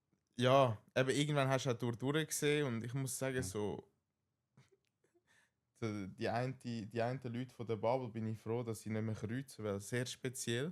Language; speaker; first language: German; native; German